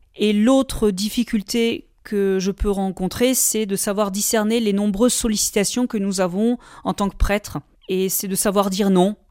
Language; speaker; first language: French; native; French